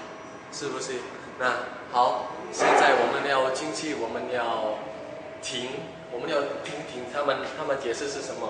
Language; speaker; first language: Chinese; non-native, learner; Indonesian